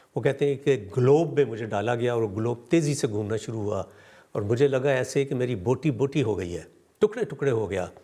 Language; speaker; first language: Urdu; native; Urdu